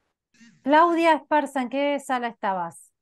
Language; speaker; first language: Spanish; native; Spanish